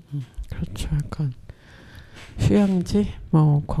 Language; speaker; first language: Korean; native; Korean